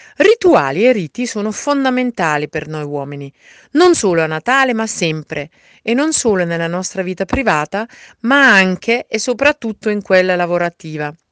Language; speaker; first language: Italian; non-native, fluent; German